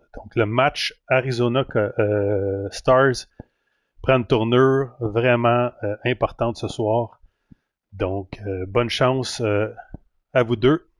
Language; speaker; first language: French; native; French